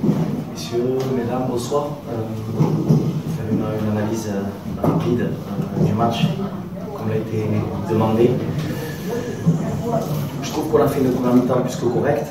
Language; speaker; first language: French; native; French